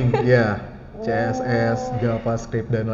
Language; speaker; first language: Indonesian; native; Indonesian